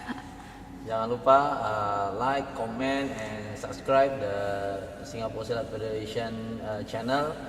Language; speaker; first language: English; non-native, learner; Indonesian